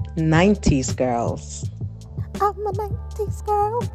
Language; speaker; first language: English; native; English